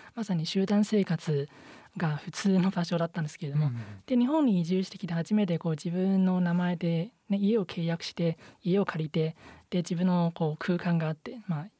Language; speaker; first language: Japanese; non-native, fluent; Chinese